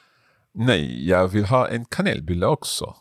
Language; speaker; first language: Swedish; non-native, learner; English